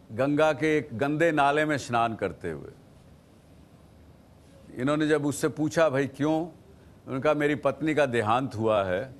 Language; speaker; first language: Hindi; native; Hindi